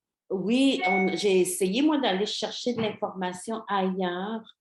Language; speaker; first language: French; non-native, local second language; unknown